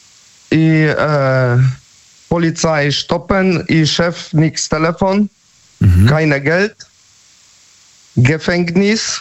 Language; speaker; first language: German; non-native, learner; Polish